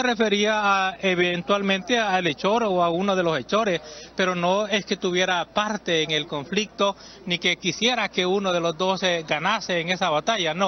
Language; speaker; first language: Spanish; native; Spanish